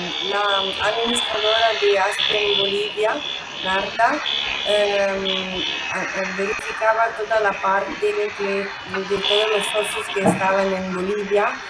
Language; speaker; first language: Spanish; non-native, learner; Italian